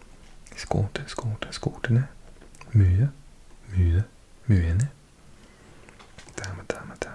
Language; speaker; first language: Danish; non-native, learner; English